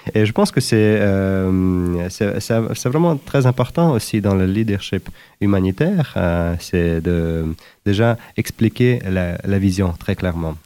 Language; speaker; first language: French; non-native, fluent; Uzbek